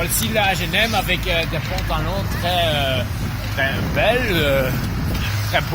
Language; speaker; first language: French; non-native, learner; Dutch